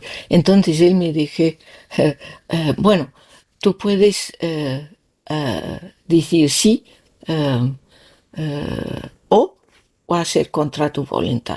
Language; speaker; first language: Spanish; non-native, learner; Danish